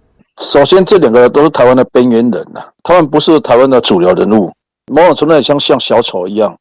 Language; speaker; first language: Chinese; native; Chinese